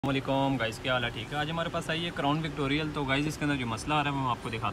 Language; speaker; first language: Urdu; native; Urdu